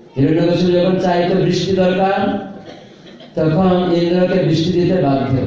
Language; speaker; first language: Bangla; non-native, fluent; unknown